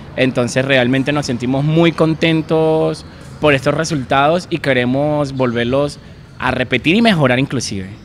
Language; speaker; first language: Spanish; native; Spanish